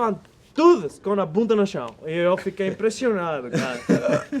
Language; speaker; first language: Portuguese; non-native, learner; Spanish